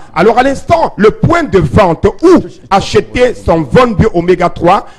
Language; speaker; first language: French; non-native, local second language; Duala